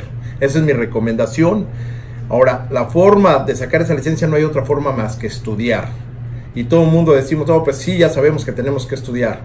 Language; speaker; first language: Spanish; native; Spanish